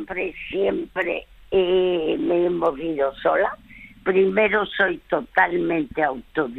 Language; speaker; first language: Spanish; early bilingual, other home language; French